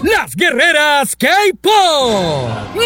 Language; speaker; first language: Spanish; native; Spanish